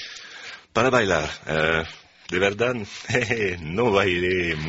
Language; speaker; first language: Spanish; non-native, fluent; French